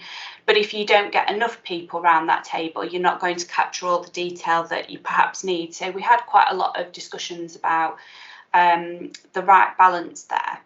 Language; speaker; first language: English; native; English